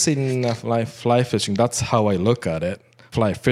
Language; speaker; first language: English; non-native, fluent; Japanese